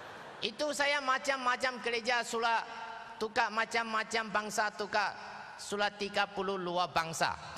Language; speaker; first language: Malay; non-native, local second language; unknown